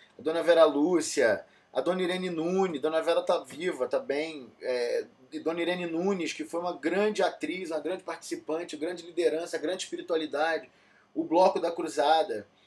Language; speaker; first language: Portuguese; native; Portuguese